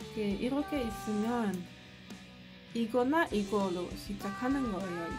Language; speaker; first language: Korean; non-native, fluent; Dutch